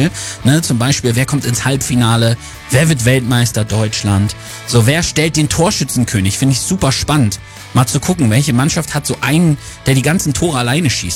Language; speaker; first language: German; native; German